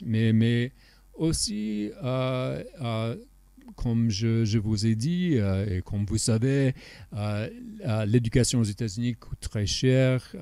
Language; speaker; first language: French; non-native, fluent; English